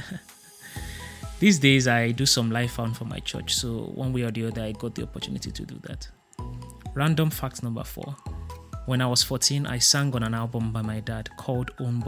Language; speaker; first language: English; non-native, local second language; Yoruba